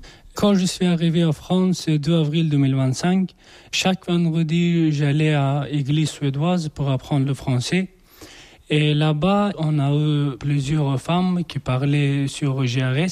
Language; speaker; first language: French; non-native, learner; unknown